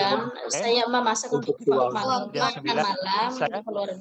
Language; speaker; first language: Indonesian; non-native, learner; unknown